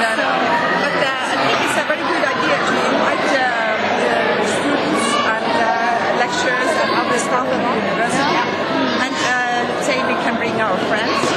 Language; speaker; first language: English; non-native, fluent; Norwegian